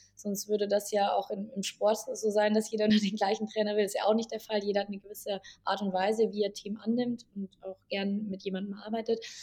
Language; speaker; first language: German; native; German